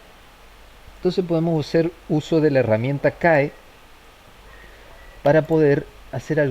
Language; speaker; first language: Spanish; native; Spanish